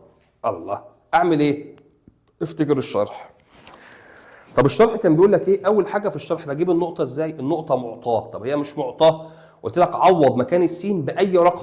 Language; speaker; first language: Arabic; native; Arabic